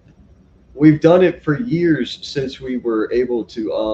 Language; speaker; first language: English; native; English